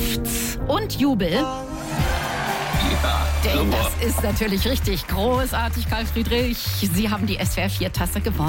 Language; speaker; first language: German; native; German